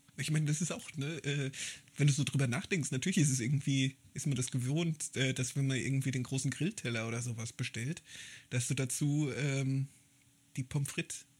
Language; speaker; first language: German; native; German